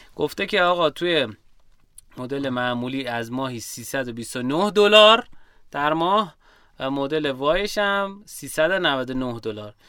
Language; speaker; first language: Persian; native; Persian